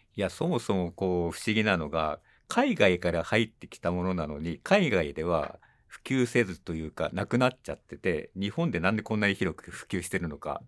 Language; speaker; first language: Japanese; native; Japanese